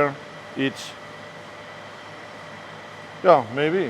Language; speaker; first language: English; non-native, learner; German